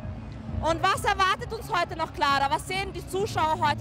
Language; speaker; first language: German; native; German